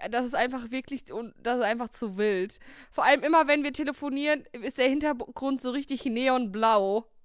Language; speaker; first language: German; native; German